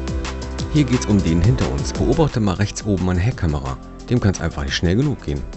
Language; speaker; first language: German; native; German